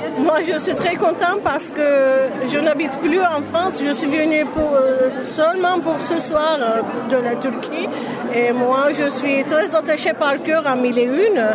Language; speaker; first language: French; non-native, fluent; Turkish